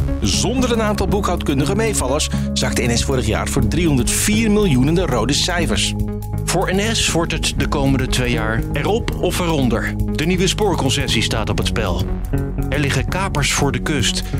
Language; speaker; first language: Dutch; native; Dutch